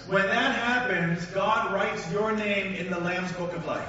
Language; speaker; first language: English; native; English